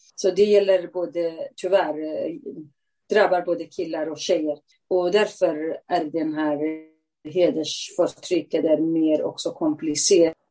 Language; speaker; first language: Swedish; non-native, fluent; Central Kurdish